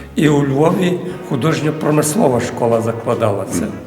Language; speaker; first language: Ukrainian; native; Ukrainian